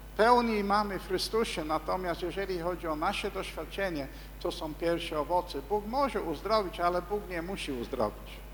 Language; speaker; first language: Polish; non-native, fluent; English